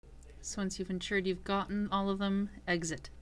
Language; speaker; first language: English; native; English